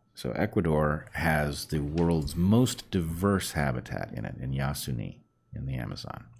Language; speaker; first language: English; native; English